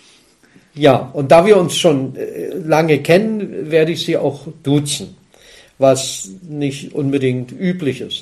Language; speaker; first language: German; native; German